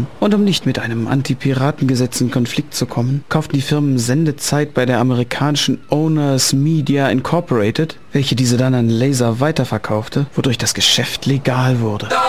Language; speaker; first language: German; native; German